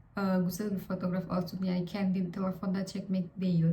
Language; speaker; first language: Turkish; non-native, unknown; Vietnamese